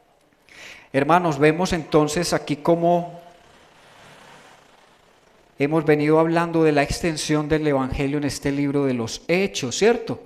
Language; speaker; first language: Spanish; native; Spanish